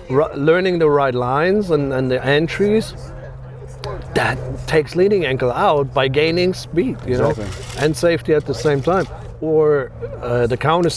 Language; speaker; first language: English; non-native, fluent; German